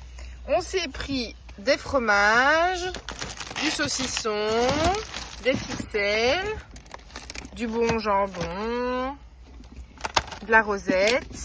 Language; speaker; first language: French; native; French